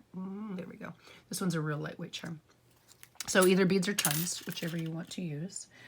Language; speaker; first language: English; native; English